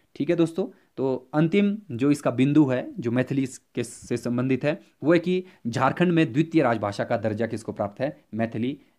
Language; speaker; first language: Hindi; native; Hindi